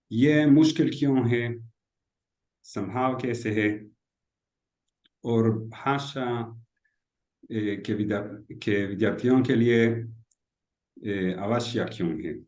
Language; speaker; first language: Hindi; non-native, learner; Hebrew